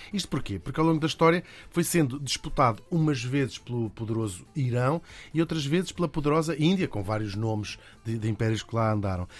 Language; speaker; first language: Portuguese; native; Portuguese